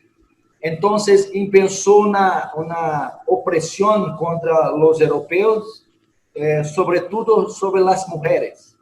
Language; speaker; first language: Spanish; non-native, fluent; Portuguese